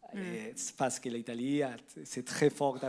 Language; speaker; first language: French; non-native, learner; Spanish